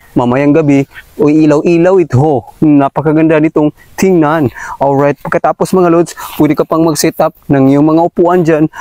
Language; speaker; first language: Filipino; non-native, local second language; Cebuano